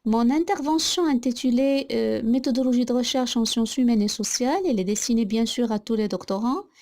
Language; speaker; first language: French; non-native, local second language; Arabic